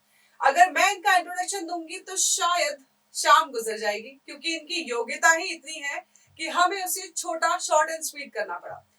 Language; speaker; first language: Hindi; native; Hindi